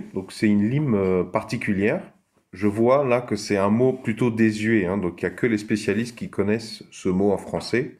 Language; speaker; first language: French; native; French